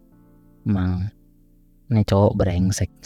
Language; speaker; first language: Indonesian; native; Indonesian